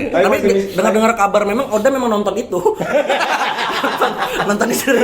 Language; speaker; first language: Indonesian; native; Indonesian